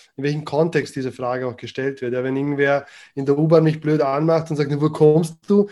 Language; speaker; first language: German; early bilingual, other home language; Croatian